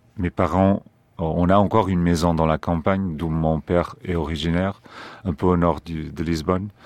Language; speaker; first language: French; non-native, fluent; Portuguese